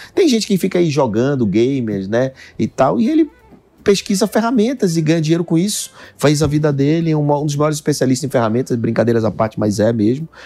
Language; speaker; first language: Portuguese; native; Portuguese